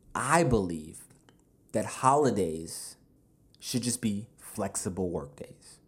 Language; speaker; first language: English; native; English